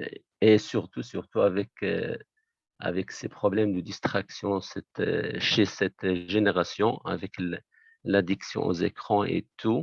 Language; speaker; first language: French; non-native, local second language; Arabic